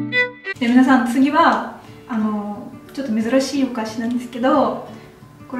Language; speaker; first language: Japanese; non-native, fluent; Russian